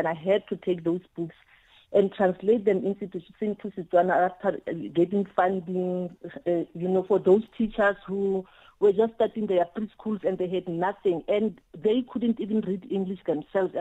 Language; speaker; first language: English; non-native, local second language; Tswana